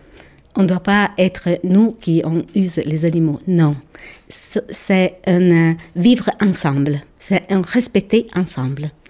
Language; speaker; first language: French; non-native, local second language; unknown